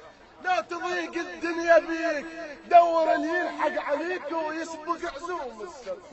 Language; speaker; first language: Arabic; native; Arabic